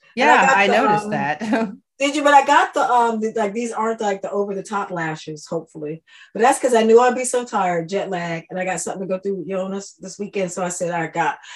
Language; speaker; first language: English; native; English